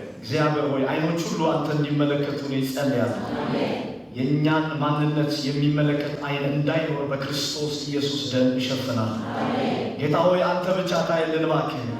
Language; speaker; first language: Amharic; native; Amharic